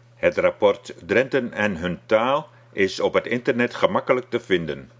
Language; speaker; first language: Dutch; non-native, local second language; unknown